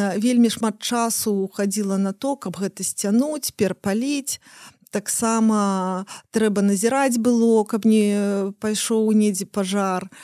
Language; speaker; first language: Belarusian; non-native, local second language; Russian